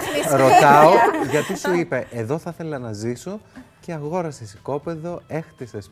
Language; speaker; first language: Greek; native; Greek